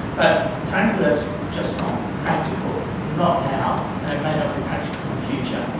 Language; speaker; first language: English; native; English